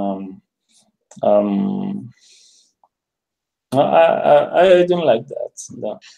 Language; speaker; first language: English; non-native, learner; Spanish